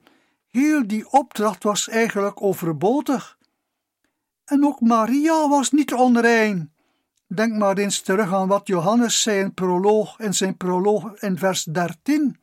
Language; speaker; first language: Dutch; native; Dutch